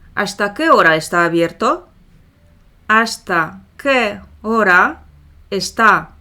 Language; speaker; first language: Spanish; non-native, fluent; Polish